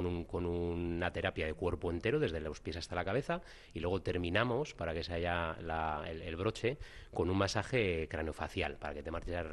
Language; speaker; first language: Spanish; native; Spanish